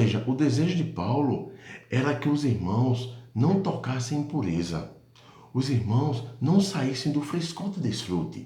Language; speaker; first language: Portuguese; native; Portuguese